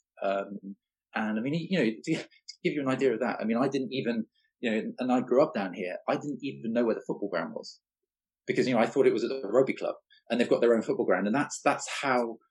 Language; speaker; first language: English; native; English